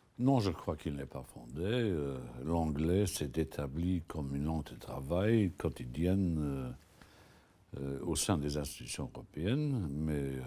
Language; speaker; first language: French; non-native, local second language; Luxembourgish